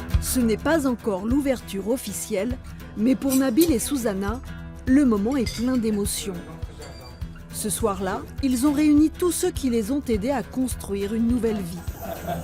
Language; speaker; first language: French; native; French